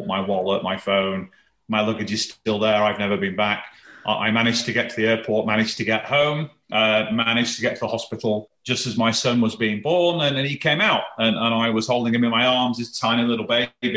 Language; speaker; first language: English; native; English